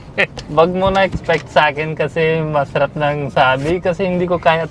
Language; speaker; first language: Filipino; non-native, learner; Punjabi